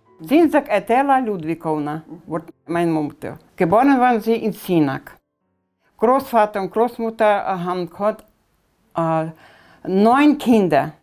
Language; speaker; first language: German; early bilingual, heritage; German